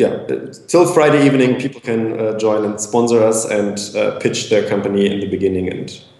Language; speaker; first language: English; non-native, fluent; German